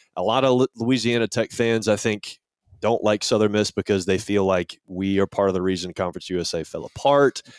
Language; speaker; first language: English; native; English